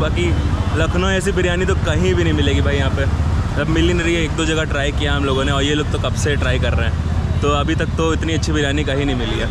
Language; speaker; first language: Hindi; native; Hindi